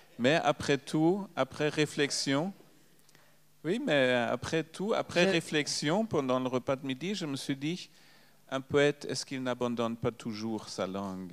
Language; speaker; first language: French; non-native, fluent; German